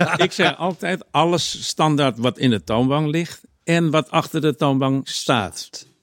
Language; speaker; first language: Dutch; non-native, fluent; Indonesian